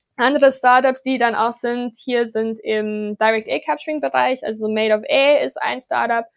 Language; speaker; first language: German; non-native, fluent; English